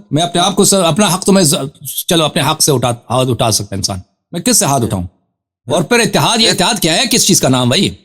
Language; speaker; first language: Urdu; non-native, fluent; Persian